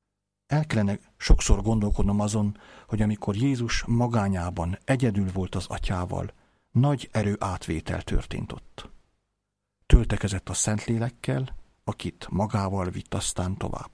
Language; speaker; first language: Hungarian; native; Hungarian